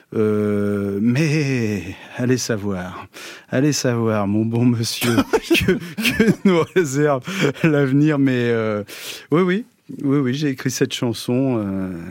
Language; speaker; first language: French; native; French